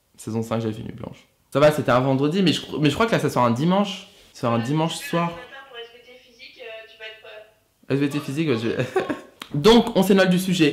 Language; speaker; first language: French; native; French